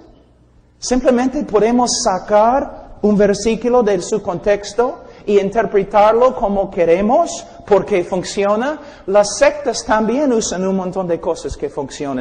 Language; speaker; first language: Spanish; non-native, fluent; English